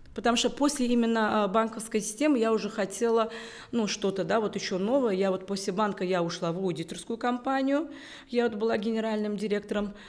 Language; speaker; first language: Russian; non-native, local second language; Uzbek